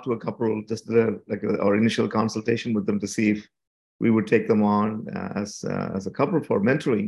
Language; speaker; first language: English; non-native, local second language; Tamil